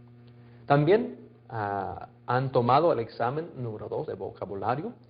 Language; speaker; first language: Spanish; non-native, fluent; English